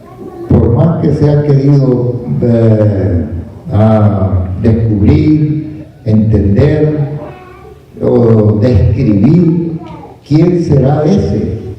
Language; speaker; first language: Spanish; native; Spanish